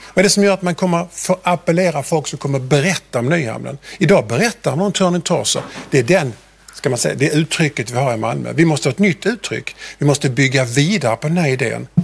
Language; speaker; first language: Swedish; native; Swedish